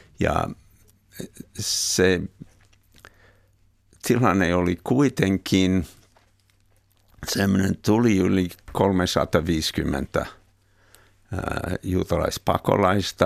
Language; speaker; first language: Finnish; non-native, fluent; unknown